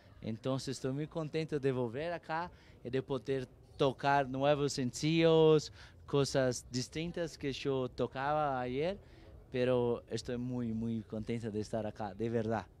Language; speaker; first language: Spanish; non-native, learner; Portuguese